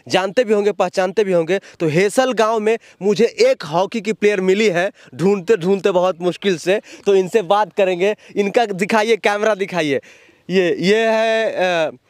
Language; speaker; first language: Hindi; native; Hindi